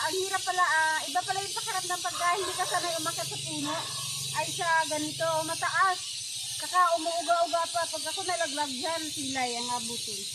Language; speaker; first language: Filipino; non-native, local second language; Cebuano